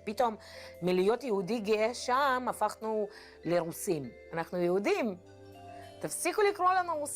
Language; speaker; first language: Hebrew; non-native, fluent; Russian